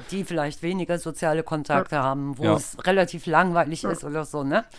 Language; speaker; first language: German; native; German